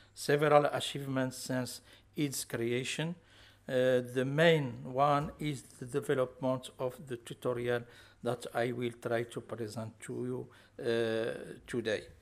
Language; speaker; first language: English; non-native, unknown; Arabic